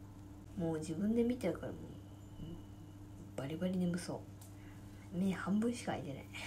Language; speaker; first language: Japanese; native; Japanese